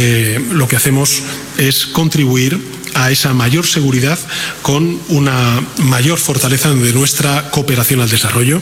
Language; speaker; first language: Spanish; native; Spanish